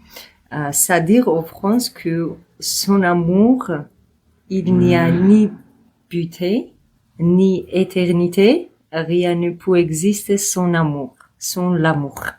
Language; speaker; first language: French; non-native, learner; Georgian